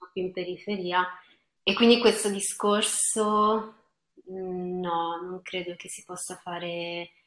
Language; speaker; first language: Italian; early bilingual, other home language; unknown